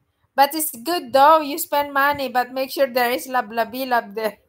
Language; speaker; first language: English; non-native, local second language; Filipino